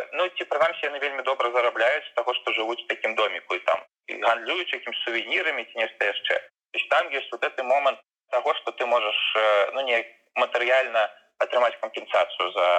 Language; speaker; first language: Belarusian; non-native, local second language; Russian